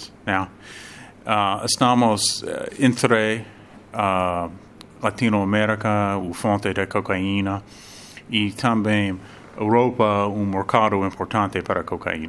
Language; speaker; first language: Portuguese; non-native, learner; English